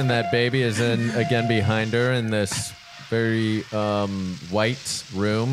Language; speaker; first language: English; native; English